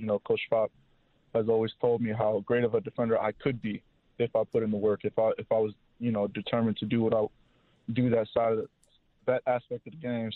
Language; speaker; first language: English; native; English